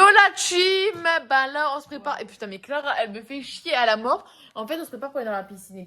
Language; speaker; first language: French; native; French